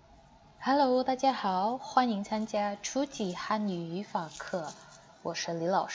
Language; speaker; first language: Chinese; non-native, fluent; Indonesian